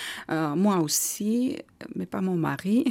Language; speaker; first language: French; non-native, learner; Armenian